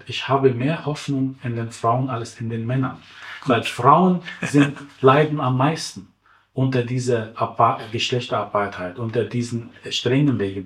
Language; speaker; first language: German; non-native, fluent; Arabic